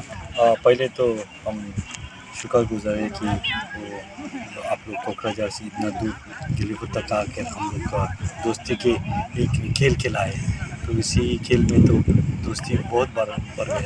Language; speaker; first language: Hindi; non-native, fluent; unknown